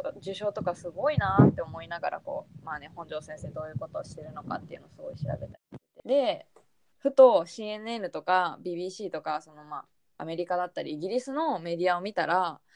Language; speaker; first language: Japanese; native; Japanese